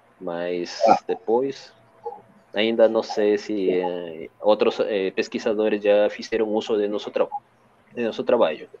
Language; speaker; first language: Portuguese; non-native, fluent; Spanish